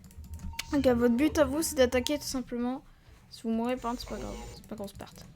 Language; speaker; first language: French; native; French